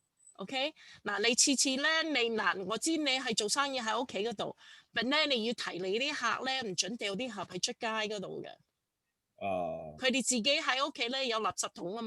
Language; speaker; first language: Cantonese; early bilingual, heritage; Cantonese